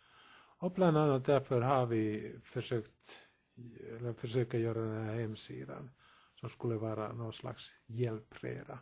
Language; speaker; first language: Swedish; non-native, local second language; Finnish